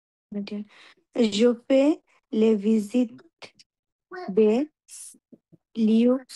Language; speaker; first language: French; non-native, learner; Bangla